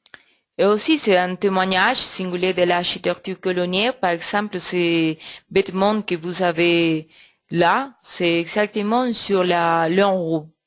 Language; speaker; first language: French; non-native, learner; Spanish